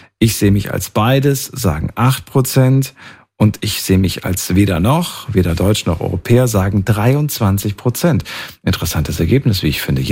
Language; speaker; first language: German; native; German